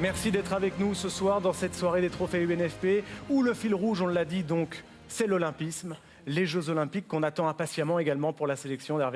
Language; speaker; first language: French; native; French